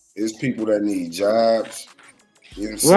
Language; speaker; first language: English; native; English